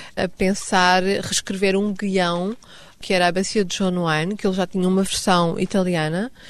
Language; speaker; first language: Portuguese; non-native, fluent; Swedish